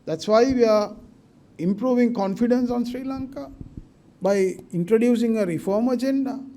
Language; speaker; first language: English; non-native, local second language; Sinhala